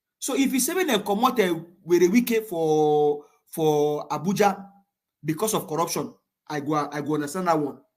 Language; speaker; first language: Nigerian Pidgin; non-native, local second language; Yoruba